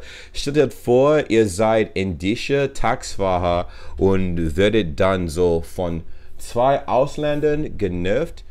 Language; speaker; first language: German; non-native, learner; English